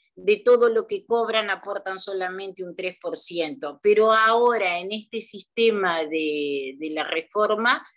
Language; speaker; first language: Spanish; native; Spanish